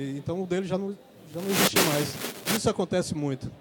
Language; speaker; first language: Portuguese; native; Portuguese